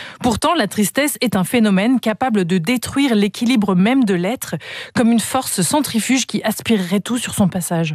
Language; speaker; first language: French; native; French